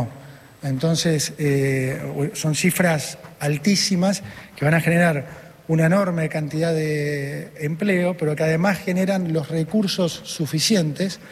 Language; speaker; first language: Spanish; native; Spanish